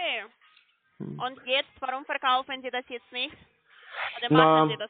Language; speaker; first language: German; non-native, learner; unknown